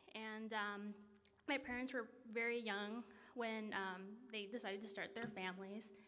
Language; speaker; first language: English; native; English